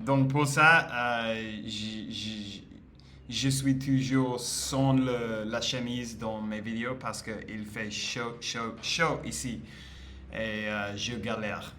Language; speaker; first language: French; non-native, learner; English